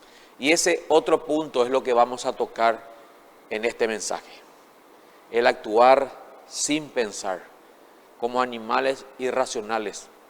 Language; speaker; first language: Spanish; native; Spanish